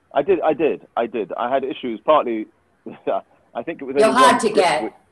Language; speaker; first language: English; native; English